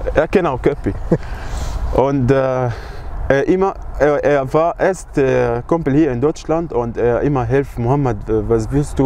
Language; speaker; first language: German; non-native, learner; Arabic